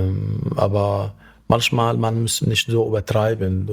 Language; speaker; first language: German; non-native, fluent; Arabic